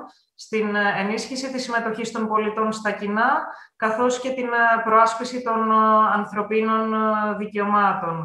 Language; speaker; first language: Greek; native; Greek